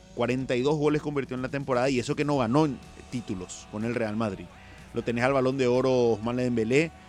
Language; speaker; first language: Spanish; native; Spanish